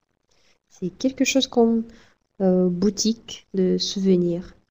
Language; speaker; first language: French; non-native, fluent; Russian